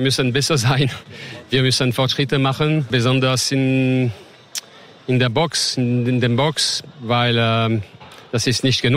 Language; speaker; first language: German; non-native, fluent; French